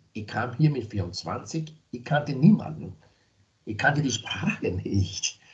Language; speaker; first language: German; non-native, fluent; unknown